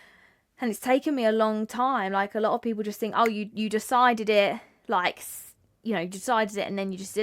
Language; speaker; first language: English; native; English